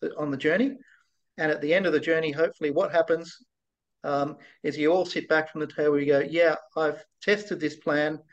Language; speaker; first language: English; native; English